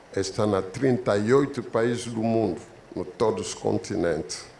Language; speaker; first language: Portuguese; non-native, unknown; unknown